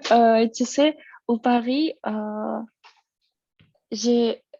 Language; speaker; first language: French; non-native, learner; Russian